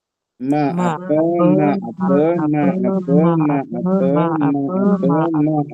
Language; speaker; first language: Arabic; non-native, learner; Malay